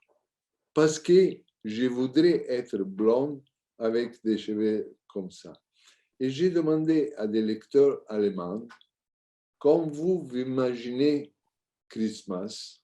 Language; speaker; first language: French; non-native, learner; Italian